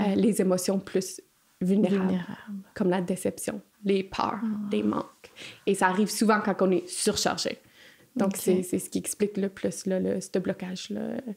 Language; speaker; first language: French; non-native, fluent; English